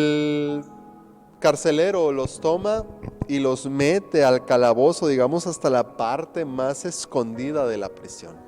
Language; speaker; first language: Spanish; native; Spanish